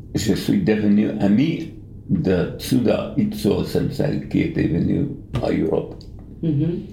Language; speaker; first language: French; non-native, fluent; English